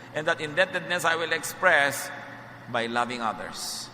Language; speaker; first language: English; non-native, local second language; Filipino